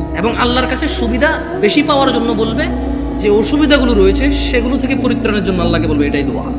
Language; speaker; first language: Bangla; early bilingual, heritage; Bangla